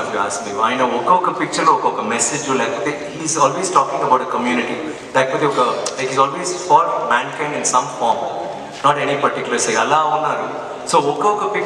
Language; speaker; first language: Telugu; non-native, fluent; Tamil